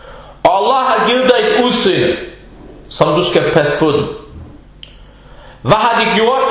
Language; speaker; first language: Danish; non-native, fluent; Arabic